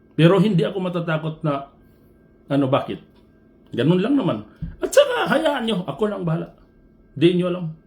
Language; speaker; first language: Filipino; non-native, local second language; Cebuano